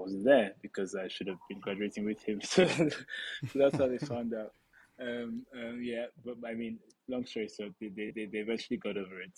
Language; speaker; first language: English; non-native, local second language; Yoruba